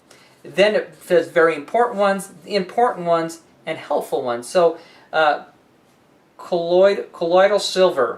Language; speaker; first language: English; native; English